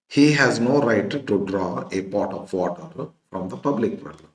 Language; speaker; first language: English; non-native, local second language; Kannada